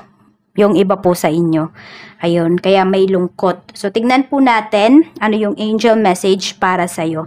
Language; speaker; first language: Filipino; native; Filipino